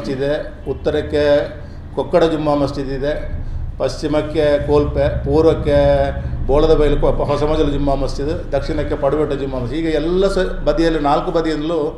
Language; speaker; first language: Kannada; non-native, local second language; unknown